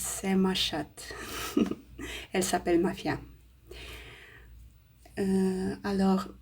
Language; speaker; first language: French; non-native, learner; Russian